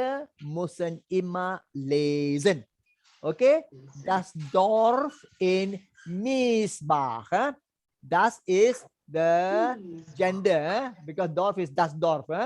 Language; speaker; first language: German; non-native, learner; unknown